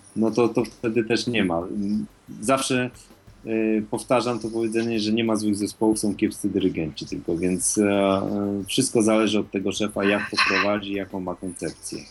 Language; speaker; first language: Polish; native; Polish